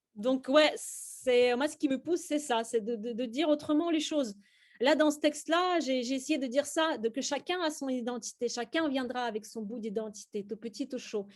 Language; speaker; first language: French; non-native, fluent; Russian